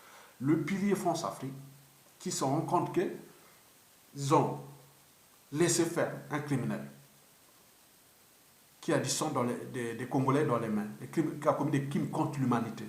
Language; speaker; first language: French; non-native, local second language; Lingala